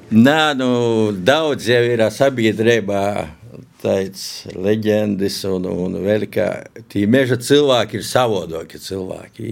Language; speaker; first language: Latvian; native; Latvian